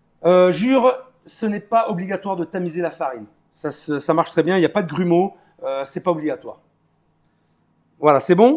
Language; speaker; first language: French; native; French